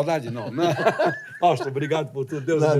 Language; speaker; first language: Portuguese; native; Portuguese